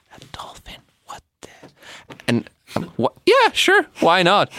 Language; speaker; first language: English; non-native, fluent; Polish